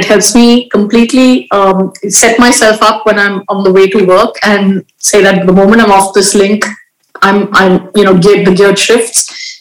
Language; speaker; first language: English; non-native, local second language; Hindi